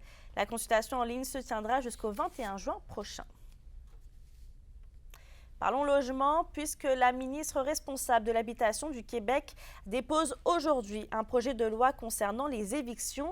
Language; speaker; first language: French; native; French